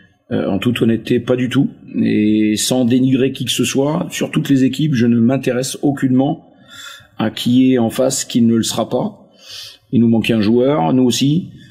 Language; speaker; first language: French; native; French